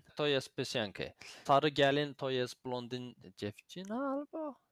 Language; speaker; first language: Polish; non-native, learner; Azerbaijani